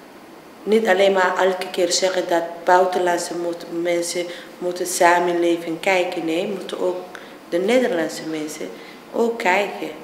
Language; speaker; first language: Dutch; non-native, fluent; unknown